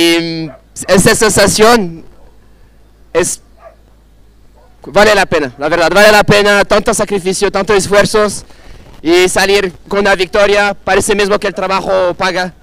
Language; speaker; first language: Spanish; non-native, fluent; Portuguese